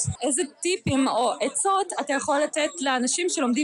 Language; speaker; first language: Hebrew; native; Hebrew